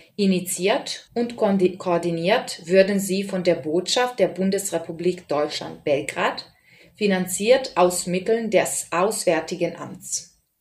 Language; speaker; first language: German; non-native, fluent; Serbian